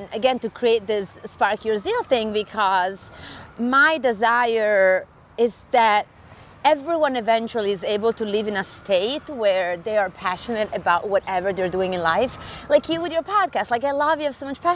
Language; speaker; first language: English; non-native, fluent; Italian